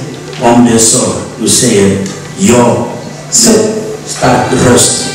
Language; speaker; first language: Swedish; non-native, learner; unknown